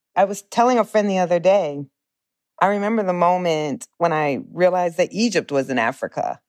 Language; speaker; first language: English; native; English